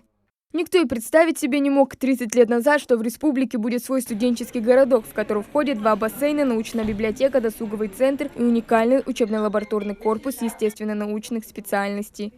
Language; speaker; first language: Russian; native; Russian